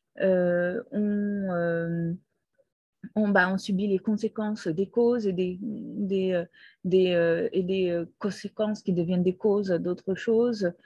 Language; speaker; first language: French; non-native, fluent; Portuguese